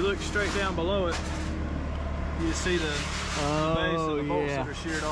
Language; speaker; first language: English; native; English